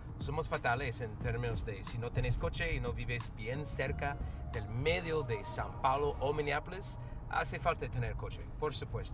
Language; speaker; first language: Spanish; non-native, fluent; English